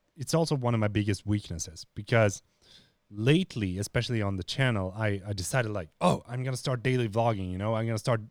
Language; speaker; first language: English; non-native, fluent; Swedish